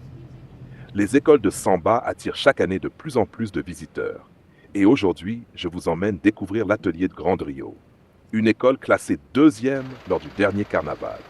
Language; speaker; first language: French; native; French